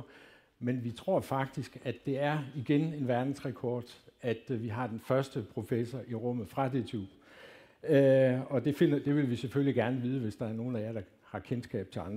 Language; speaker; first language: Danish; native; Danish